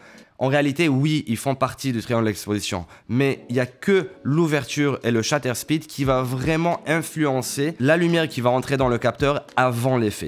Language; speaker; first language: French; native; French